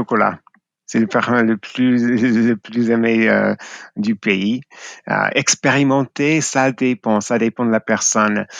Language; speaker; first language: French; non-native, fluent; English